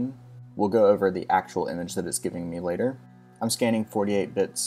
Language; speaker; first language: English; native; English